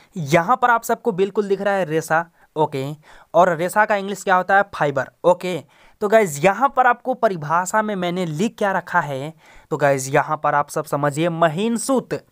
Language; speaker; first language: Hindi; native; Hindi